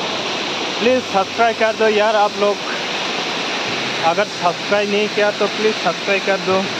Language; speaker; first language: Hindi; non-native, local second language; Kok Borok